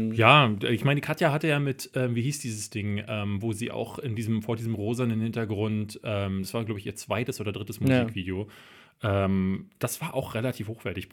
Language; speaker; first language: German; native; German